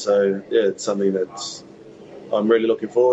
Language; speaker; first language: English; native; English